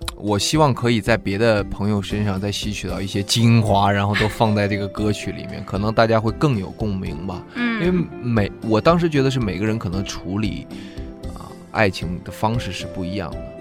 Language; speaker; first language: Chinese; native; Chinese